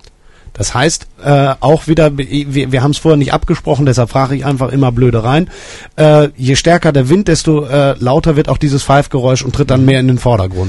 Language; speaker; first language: German; native; German